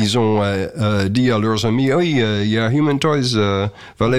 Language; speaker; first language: French; non-native, fluent; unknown